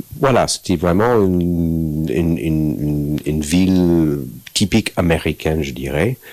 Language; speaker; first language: French; non-native, fluent; English